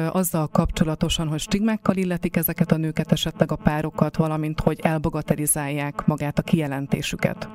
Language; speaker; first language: Hungarian; native; Hungarian